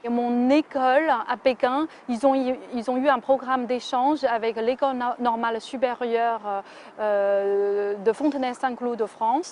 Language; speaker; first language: French; non-native, fluent; Chinese